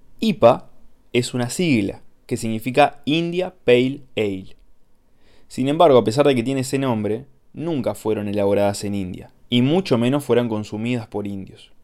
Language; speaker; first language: Spanish; native; Spanish